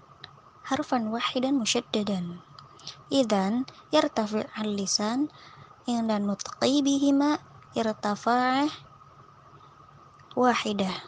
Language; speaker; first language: Arabic; non-native, learner; Indonesian